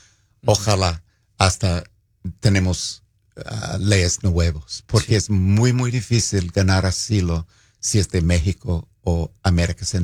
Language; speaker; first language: Spanish; non-native, fluent; English